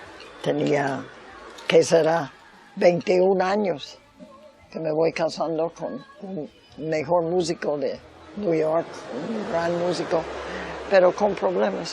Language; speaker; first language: Spanish; early bilingual, other home language; English